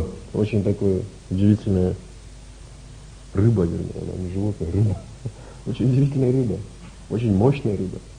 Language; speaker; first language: Russian; native; Russian